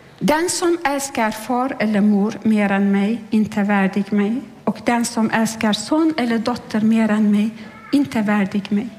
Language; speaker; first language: Swedish; non-native, fluent; Turkish